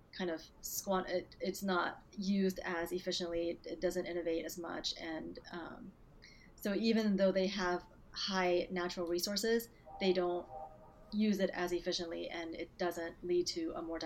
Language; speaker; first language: English; native; English